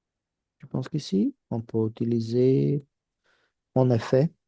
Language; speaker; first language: French; non-native, fluent; Portuguese